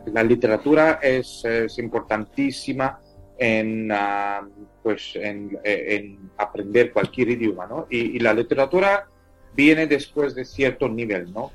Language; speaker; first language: Spanish; non-native, fluent; Tamil